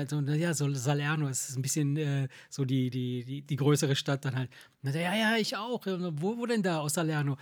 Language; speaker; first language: German; early bilingual, other home language; Italian